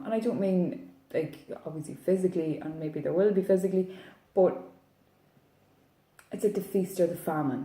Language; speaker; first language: English; native; English